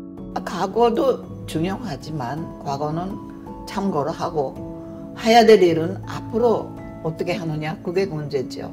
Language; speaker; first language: Korean; early bilingual, heritage; Korean